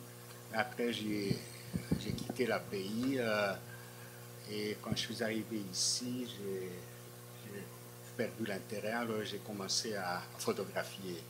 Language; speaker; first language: French; non-native, fluent; Hungarian